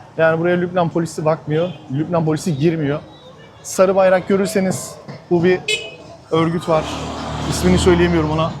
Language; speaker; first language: Turkish; native; Turkish